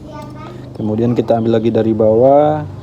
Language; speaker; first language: Indonesian; native; Indonesian